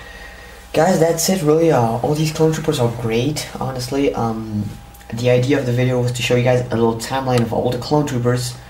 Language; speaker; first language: English; native; English